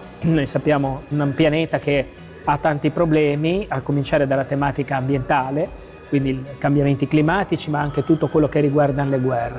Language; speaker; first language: Italian; native; Italian